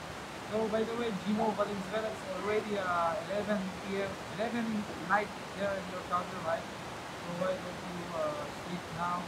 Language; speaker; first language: English; non-native, local second language; Filipino